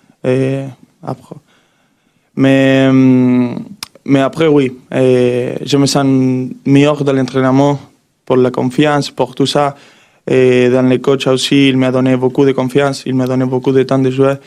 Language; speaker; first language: French; non-native, learner; Spanish